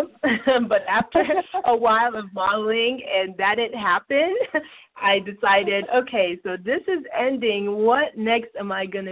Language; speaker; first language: English; non-native, local second language; Yoruba